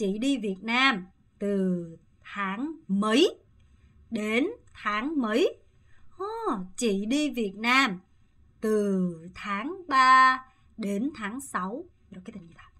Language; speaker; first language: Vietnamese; non-native, fluent; Korean